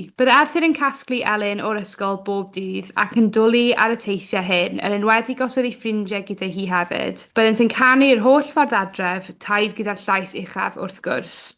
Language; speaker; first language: Welsh; native; Welsh